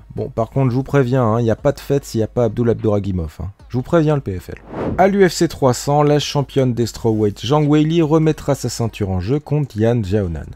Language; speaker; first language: French; native; French